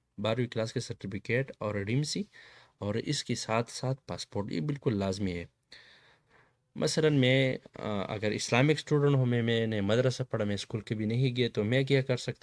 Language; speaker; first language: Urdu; non-native, local second language; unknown